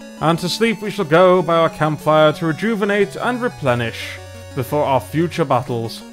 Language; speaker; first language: English; native; English